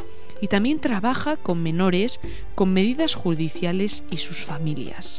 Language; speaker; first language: Spanish; native; Spanish